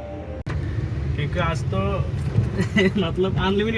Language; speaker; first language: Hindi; non-native, local second language; Bangla